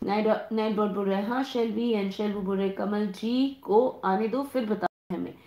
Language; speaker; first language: Hindi; non-native, local second language; Bangla